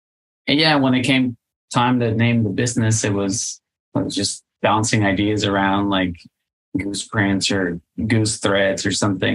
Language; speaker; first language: English; non-native, fluent; Spanish